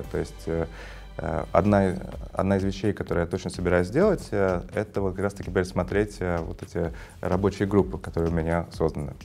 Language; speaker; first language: Russian; native; Russian